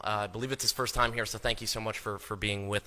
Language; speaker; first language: English; native; English